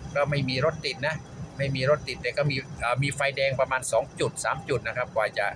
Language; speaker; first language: Thai; non-native, local second language; Khmer